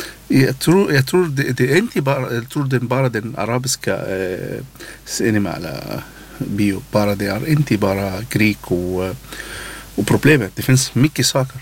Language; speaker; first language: Swedish; non-native, learner; Arabic